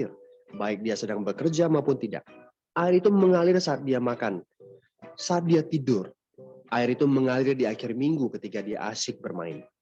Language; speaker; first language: Indonesian; native; Indonesian